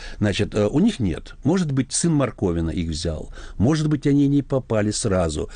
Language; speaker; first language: Russian; native; Russian